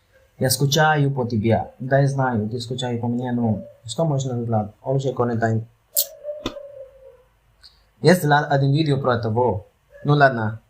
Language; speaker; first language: Russian; non-native, learner; Hindi